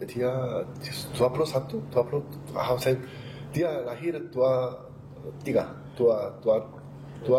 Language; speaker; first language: Indonesian; non-native, learner; Korean